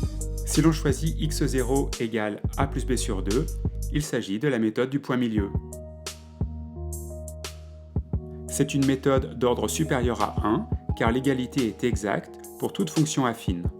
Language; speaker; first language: French; native; French